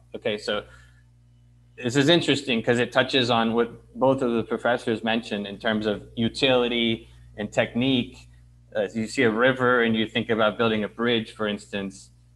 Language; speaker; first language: English; native; English